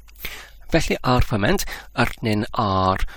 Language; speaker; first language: Welsh; non-native, fluent; English